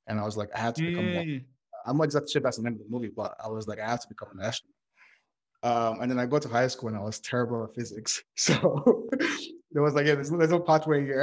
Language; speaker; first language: English; non-native, local second language; Yoruba